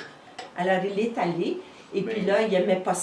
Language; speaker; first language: French; native; French